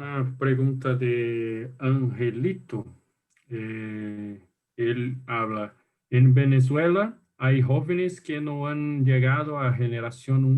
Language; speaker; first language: Spanish; non-native, fluent; Portuguese